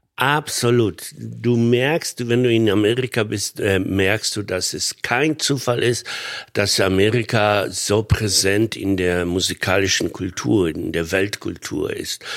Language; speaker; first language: German; non-native, fluent; Polish